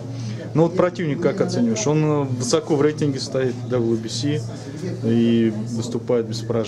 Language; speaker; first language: Russian; native; Russian